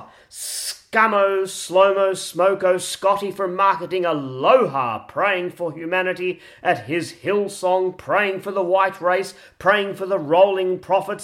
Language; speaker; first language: English; native; English